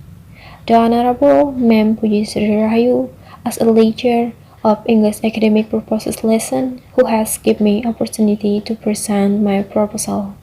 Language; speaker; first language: English; non-native, learner; Indonesian